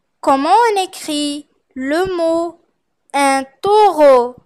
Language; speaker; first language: French; non-native, fluent; Arabic